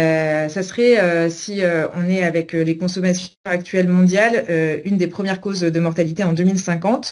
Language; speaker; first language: French; native; French